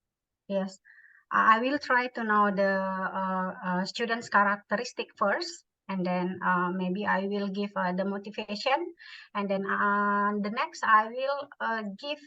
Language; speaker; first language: English; non-native, learner; Indonesian